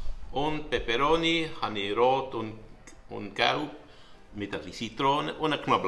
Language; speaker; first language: German; non-native, local second language; French